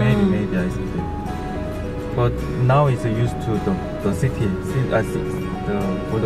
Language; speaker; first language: English; non-native, learner; Korean